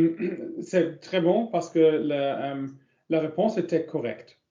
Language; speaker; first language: French; non-native, learner; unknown